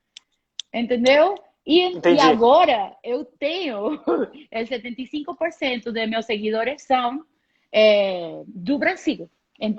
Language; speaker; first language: Portuguese; non-native, fluent; Spanish